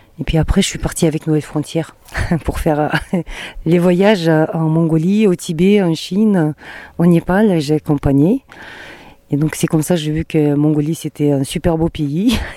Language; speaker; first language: French; non-native, fluent; Russian